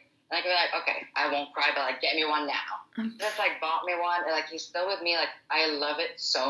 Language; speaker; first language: English; non-native, fluent; Arabic